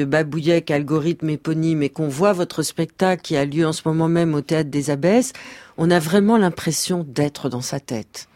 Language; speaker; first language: French; native; French